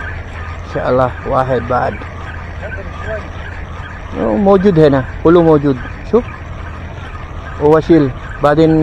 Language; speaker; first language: Arabic; non-native, learner; Filipino